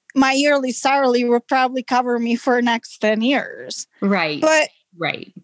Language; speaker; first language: English; non-native, fluent; Serbian